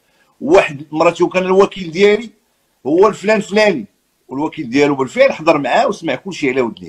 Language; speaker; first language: Arabic; native; Arabic